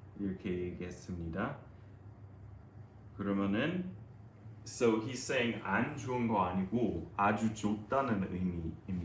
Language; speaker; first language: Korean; non-native, fluent; English